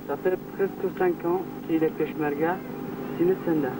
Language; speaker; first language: French; non-native, learner; Kurdish